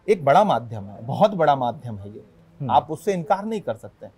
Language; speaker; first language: Hindi; native; Hindi